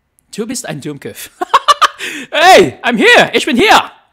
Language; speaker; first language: German; non-native, learner; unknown